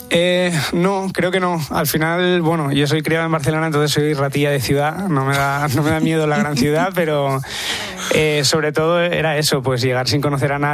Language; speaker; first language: Spanish; early bilingual, other home language; English